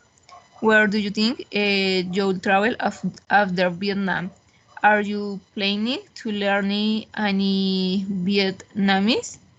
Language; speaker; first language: English; non-native, learner; Spanish